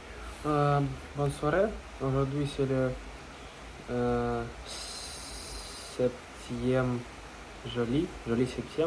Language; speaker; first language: French; non-native, learner; Russian